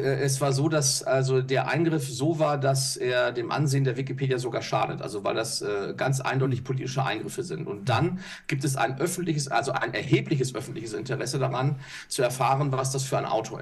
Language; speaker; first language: German; native; German